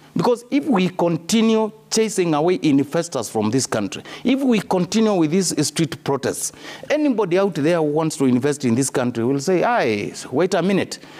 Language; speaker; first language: English; non-native, local second language; Kamba